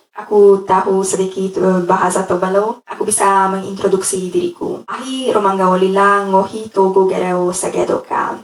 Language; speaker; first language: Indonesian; non-native, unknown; Hungarian